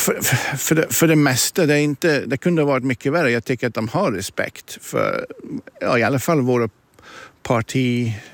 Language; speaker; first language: Swedish; non-native, fluent; English